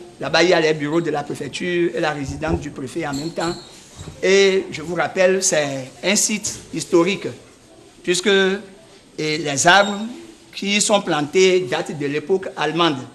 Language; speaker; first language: French; native; French